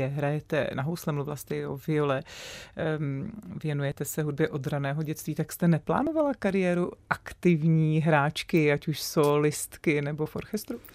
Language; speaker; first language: Czech; native; Czech